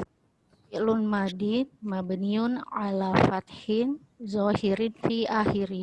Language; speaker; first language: Arabic; non-native, learner; Malay